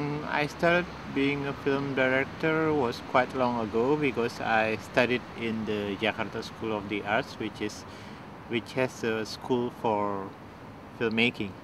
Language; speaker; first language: English; non-native, fluent; Indonesian